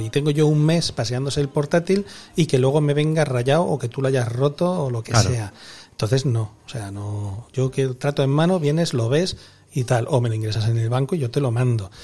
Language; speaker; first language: Spanish; native; Spanish